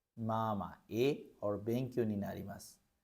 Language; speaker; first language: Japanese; non-native, fluent; Nepali